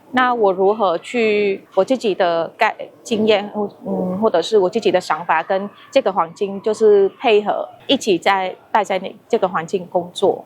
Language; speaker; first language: Chinese; non-native, fluent; Vietnamese